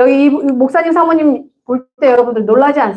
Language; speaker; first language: Korean; native; Korean